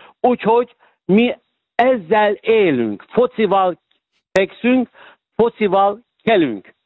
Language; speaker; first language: Hungarian; non-native, fluent; Turkish